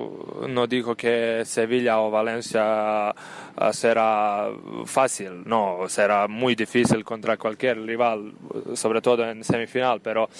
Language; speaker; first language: Spanish; non-native, learner; Serbian